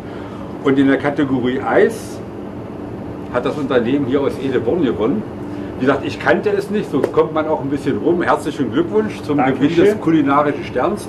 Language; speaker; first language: German; native; German